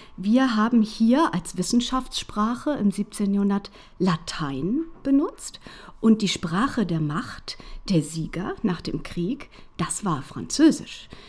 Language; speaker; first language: German; native; German